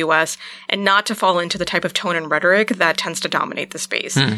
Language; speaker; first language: English; native; English